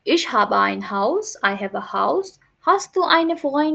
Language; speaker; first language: German; non-native, learner; Hindi